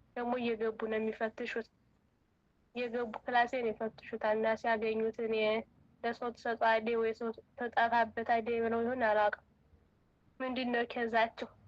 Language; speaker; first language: Amharic; native; Amharic